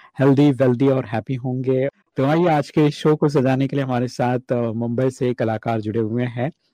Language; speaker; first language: Hindi; native; Hindi